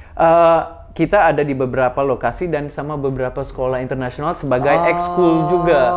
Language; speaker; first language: Indonesian; early bilingual, other home language; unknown